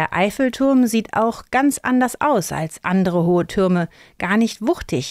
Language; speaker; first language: German; native; German